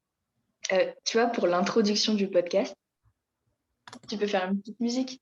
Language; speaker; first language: French; native; French